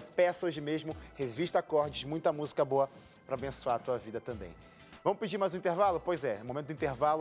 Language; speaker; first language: Portuguese; native; Portuguese